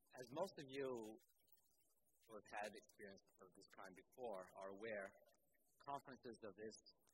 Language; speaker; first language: English; native; English